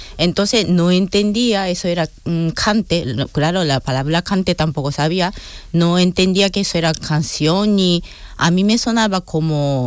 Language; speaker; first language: Spanish; non-native, fluent; Japanese